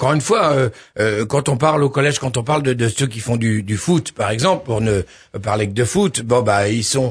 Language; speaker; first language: French; native; French